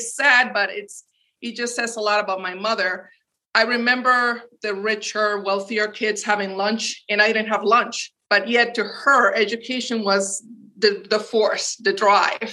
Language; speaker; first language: English; early bilingual, other home language; Spanish